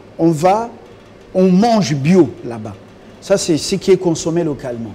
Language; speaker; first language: French; non-native, local second language; Lingala